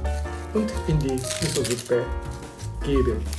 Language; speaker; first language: German; non-native, fluent; Japanese